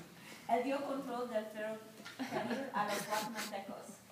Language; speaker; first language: Spanish; non-native, learner; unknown